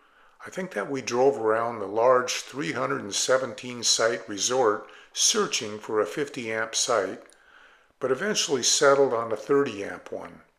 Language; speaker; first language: English; native; English